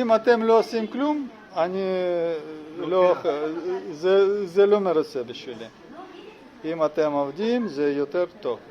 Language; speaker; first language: Hebrew; non-native, learner; Russian